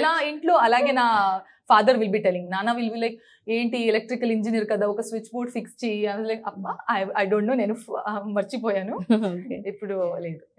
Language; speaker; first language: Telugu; non-native, learner; Kannada